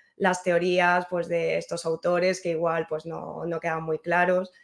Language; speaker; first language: Spanish; native; Spanish